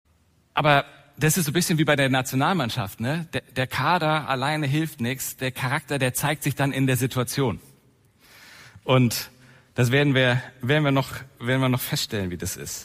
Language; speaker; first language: German; native; German